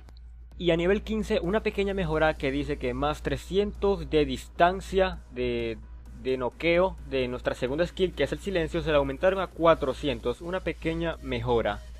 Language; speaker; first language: Spanish; native; Spanish